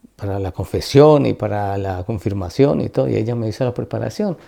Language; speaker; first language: Spanish; native; Spanish